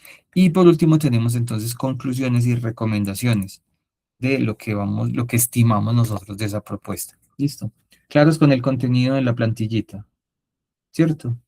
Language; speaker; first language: Spanish; native; Spanish